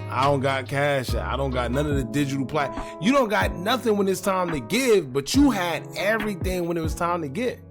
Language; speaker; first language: English; native; English